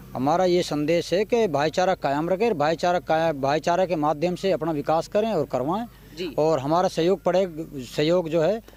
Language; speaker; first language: Hindi; native; Hindi